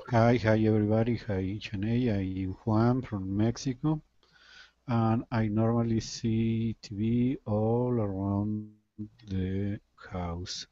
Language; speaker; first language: English; non-native, learner; Spanish